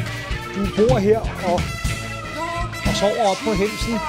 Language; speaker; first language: Danish; native; Danish